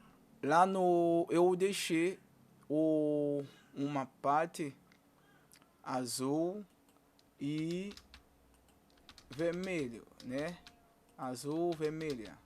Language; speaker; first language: Portuguese; non-native, fluent; Haitian Creole